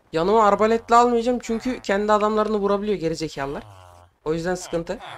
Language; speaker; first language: Turkish; native; Turkish